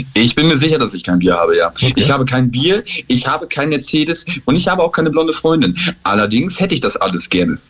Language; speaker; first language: German; native; German